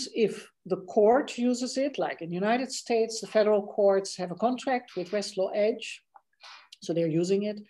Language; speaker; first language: English; non-native, fluent; Dutch